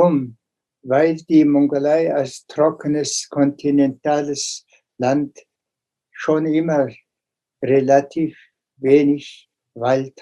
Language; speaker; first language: German; non-native, fluent; Tuvinian